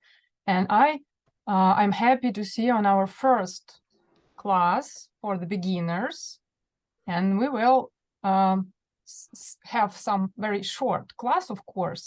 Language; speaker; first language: English; non-native, fluent; Russian